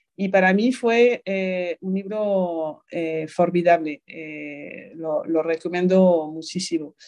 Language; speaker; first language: Spanish; non-native, fluent; French